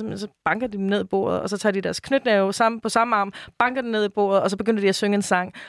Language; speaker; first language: Danish; non-native, fluent; Spanish